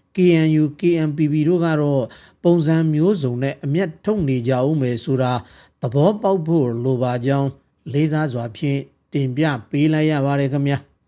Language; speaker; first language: Burmese; native; Burmese